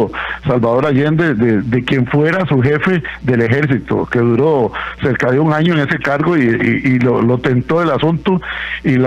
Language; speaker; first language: Spanish; native; Spanish